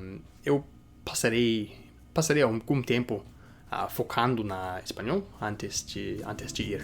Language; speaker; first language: Portuguese; non-native, fluent; English